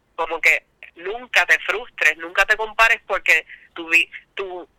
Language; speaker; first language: Spanish; native; Spanish